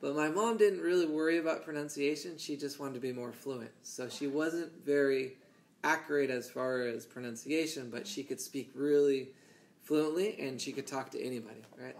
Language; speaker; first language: English; early bilingual, other home language; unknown